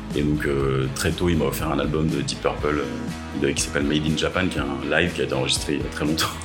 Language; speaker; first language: French; native; French